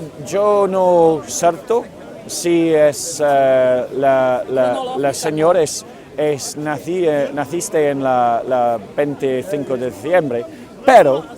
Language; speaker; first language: Spanish; non-native, learner; English